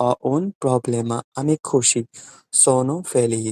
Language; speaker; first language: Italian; non-native, fluent; Bangla